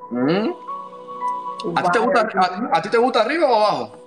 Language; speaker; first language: Spanish; native; Spanish